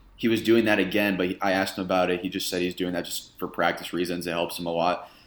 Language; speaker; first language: English; native; English